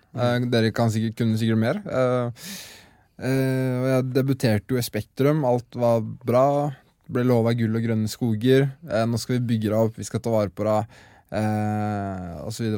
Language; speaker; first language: Norwegian; native; Norwegian